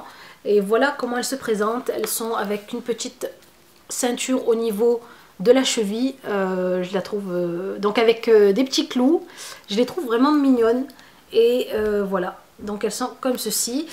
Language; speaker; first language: French; native; French